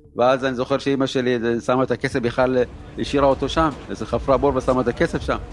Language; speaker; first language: Hebrew; early bilingual, other home language; Amharic